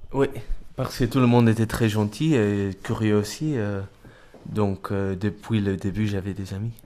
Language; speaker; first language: French; non-native, local second language; Dutch